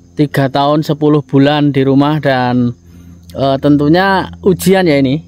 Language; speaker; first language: Indonesian; native; Indonesian